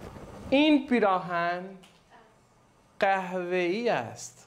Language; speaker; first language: Persian; non-native, fluent; Urdu